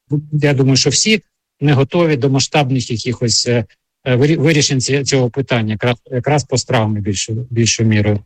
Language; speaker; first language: Ukrainian; native; Ukrainian